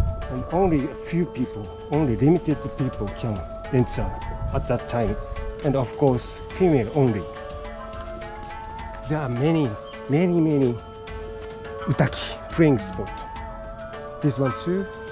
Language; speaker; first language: English; non-native, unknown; Japanese